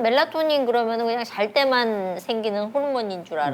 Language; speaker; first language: Korean; native; Korean